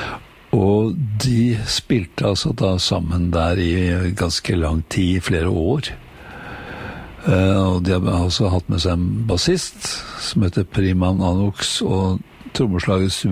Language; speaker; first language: Norwegian; native; Norwegian